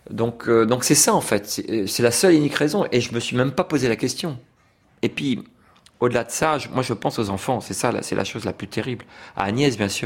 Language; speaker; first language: French; native; French